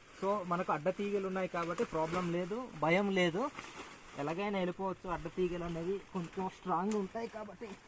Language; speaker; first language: Telugu; non-native, local second language; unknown